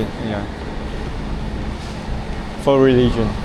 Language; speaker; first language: English; non-native, learner; Chinese